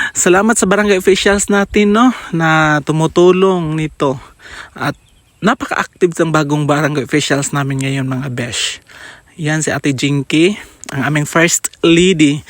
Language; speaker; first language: Filipino; non-native, local second language; Cebuano